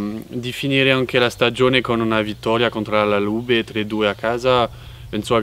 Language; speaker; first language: Italian; non-native, fluent; French